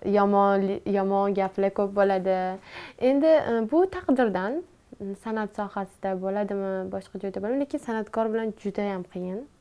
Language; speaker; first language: Uzbek; non-native, local second language; Tajik